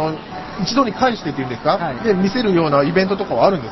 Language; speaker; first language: Japanese; native; Japanese